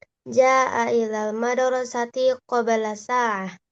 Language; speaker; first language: Arabic; non-native, learner; Indonesian